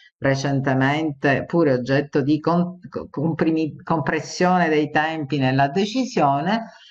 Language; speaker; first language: Italian; native; Italian